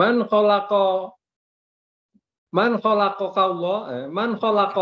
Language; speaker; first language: Arabic; non-native, learner; Indonesian